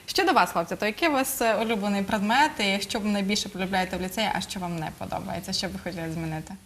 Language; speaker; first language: Ukrainian; native; Ukrainian